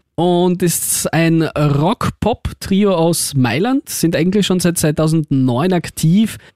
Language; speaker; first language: German; early bilingual, other home language; Russian